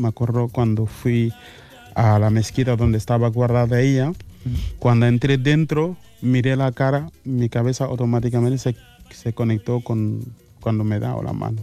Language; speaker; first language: Spanish; non-native, fluent; Wolof